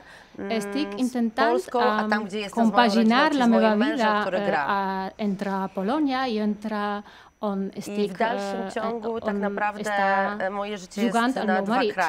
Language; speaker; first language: Catalan; non-native, learner; Polish